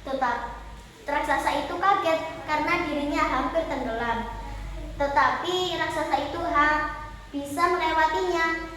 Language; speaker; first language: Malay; non-native, local second language; Javanese